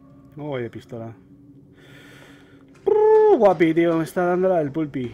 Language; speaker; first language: Spanish; native; Spanish